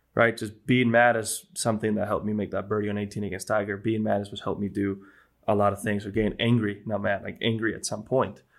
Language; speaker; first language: English; non-native, fluent; Spanish